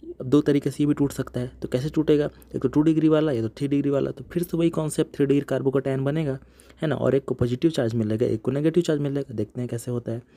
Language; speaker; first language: Hindi; native; Hindi